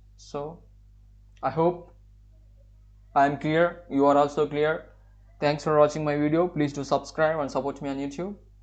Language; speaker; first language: English; non-native, local second language; Telugu